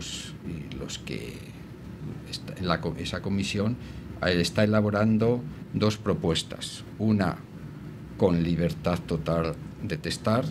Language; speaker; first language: Spanish; native; Spanish